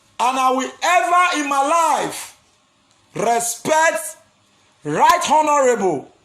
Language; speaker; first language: Nigerian Pidgin; non-native, local second language; Esan